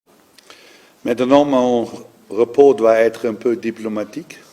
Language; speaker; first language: French; non-native, learner; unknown